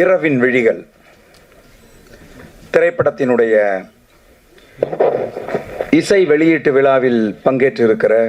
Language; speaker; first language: Tamil; native; Tamil